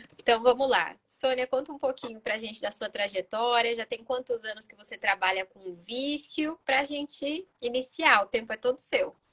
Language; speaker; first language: Portuguese; native; Portuguese